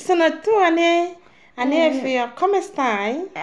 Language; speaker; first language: Italian; non-native, learner; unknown